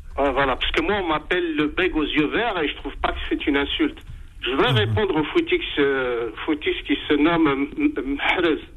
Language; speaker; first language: French; early bilingual, other home language; Arabic